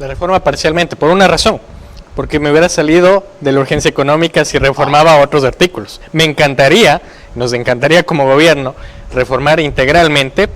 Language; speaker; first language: Spanish; native; Spanish